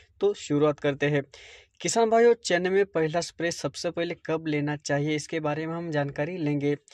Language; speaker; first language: Hindi; non-native, local second language; Marathi